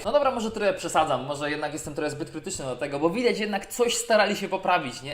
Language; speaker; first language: Polish; native; Polish